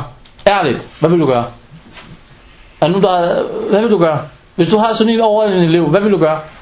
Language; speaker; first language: Danish; non-native, local second language; Arabic